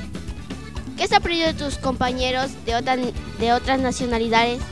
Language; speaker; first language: Spanish; native; Spanish